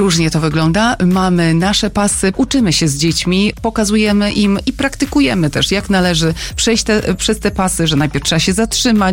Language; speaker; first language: Polish; native; Polish